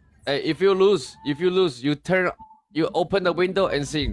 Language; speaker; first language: English; non-native, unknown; Chinese